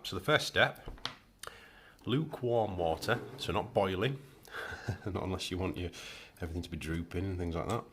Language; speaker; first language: English; native; English